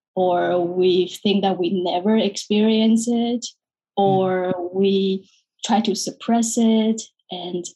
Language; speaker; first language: English; non-native, fluent; Chinese